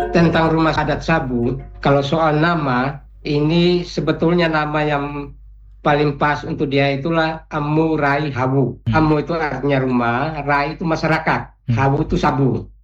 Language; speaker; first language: Indonesian; non-native, local second language; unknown